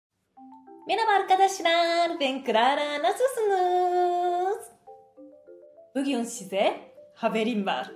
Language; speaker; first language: Turkish; non-native, fluent; Japanese